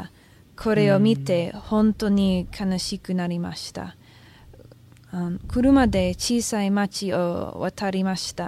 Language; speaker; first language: Japanese; non-native, learner; English